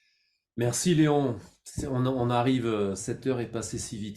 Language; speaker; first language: French; native; French